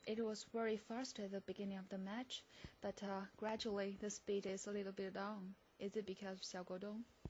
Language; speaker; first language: English; non-native, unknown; Chinese